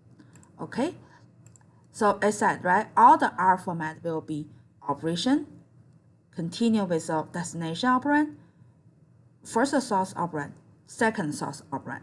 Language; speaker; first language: English; non-native, fluent; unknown